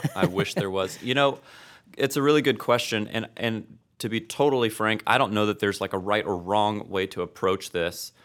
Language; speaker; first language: English; native; English